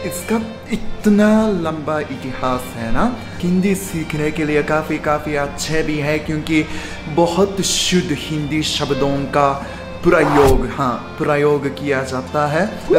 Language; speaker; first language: Hindi; non-native, fluent; Japanese